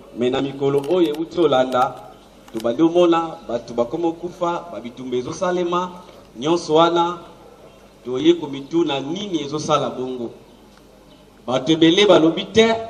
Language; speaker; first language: Lingala; non-native, local second language; Kongo